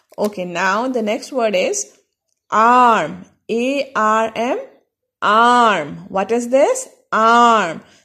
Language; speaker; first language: English; non-native, local second language; Urdu